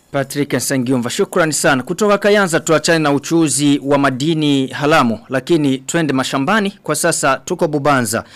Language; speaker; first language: Swahili; non-native, local second language; Rundi